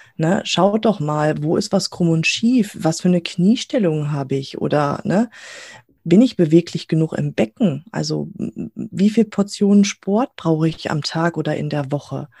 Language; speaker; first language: German; native; German